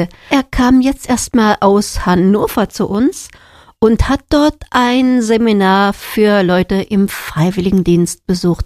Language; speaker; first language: German; native; German